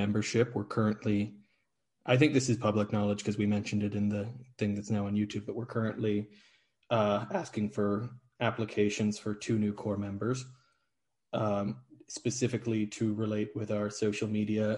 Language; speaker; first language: English; native; English